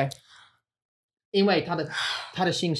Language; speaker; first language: Chinese; non-native, learner; English